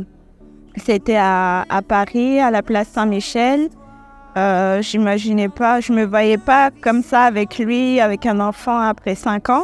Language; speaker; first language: French; early bilingual, other home language; Malagasy